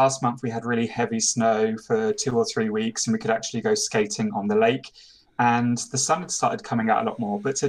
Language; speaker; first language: English; native; English